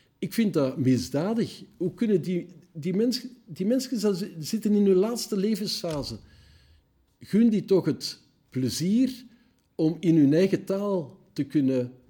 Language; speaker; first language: Dutch; native; Dutch